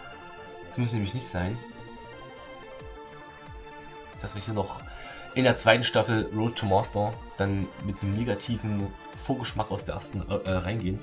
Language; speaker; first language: German; native; German